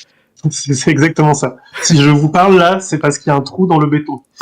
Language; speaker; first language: French; native; French